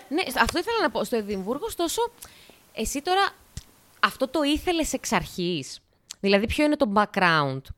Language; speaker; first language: Greek; native; Greek